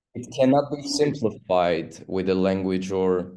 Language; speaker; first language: English; non-native, fluent; Turkish